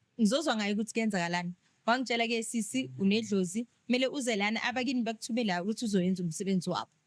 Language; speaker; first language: Zulu; non-native, local second language; Tsonga